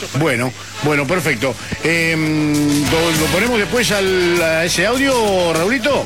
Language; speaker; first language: Spanish; native; Spanish